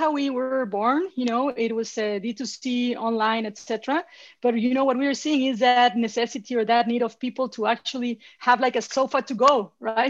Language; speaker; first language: English; non-native, fluent; Spanish